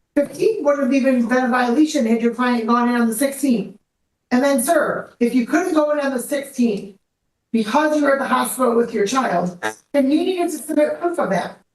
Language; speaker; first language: English; native; English